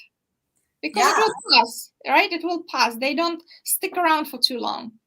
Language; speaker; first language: English; non-native, fluent; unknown